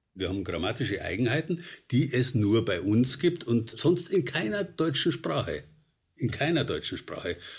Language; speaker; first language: German; native; German